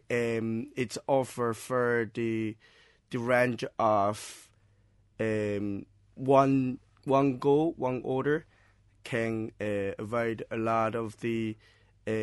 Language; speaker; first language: English; non-native, learner; Chinese